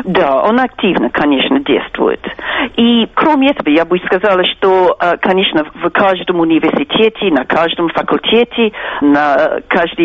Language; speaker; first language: Russian; non-native, fluent; English